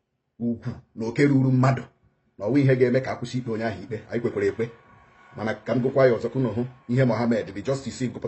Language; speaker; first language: Igbo; native; Igbo